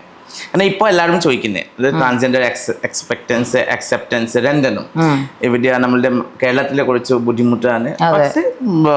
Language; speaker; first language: Malayalam; non-native, fluent; Assamese